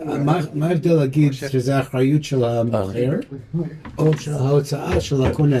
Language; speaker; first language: Hebrew; non-native, fluent; English